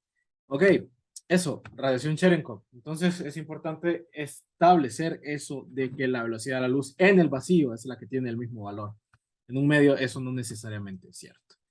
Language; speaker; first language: Spanish; native; Spanish